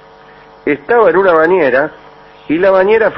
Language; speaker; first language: Spanish; native; Spanish